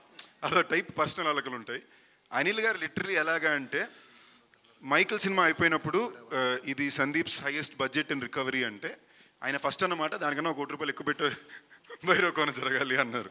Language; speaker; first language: Telugu; native; Telugu